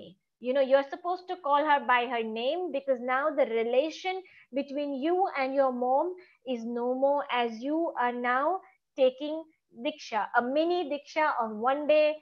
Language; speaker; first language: English; non-native, local second language; Gujarati